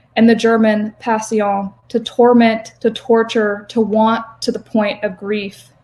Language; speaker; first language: English; native; English